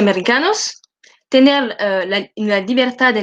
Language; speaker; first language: Spanish; non-native, learner; French